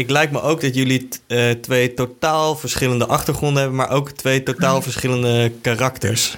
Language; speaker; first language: Dutch; native; Dutch